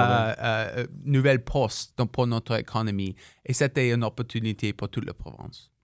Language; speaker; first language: French; non-native, local second language; English